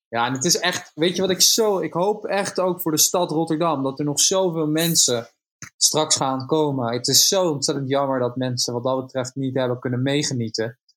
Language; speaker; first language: Dutch; native; Dutch